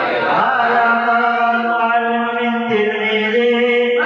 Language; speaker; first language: Arabic; non-native, fluent; Bangla